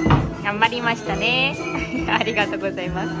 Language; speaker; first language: Japanese; non-native, learner; German